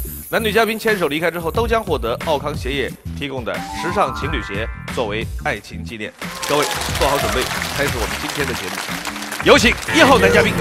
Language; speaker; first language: Chinese; native; Chinese